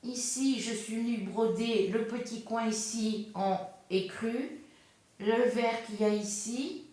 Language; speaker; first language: French; native; French